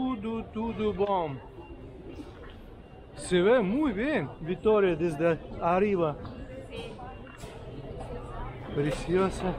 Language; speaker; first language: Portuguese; non-native, learner; Spanish